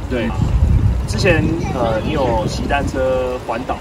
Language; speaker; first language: Chinese; native; Chinese